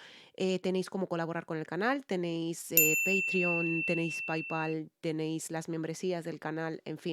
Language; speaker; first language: Spanish; native; Spanish